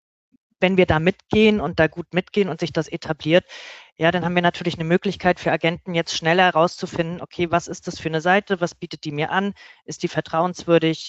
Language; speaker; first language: German; native; German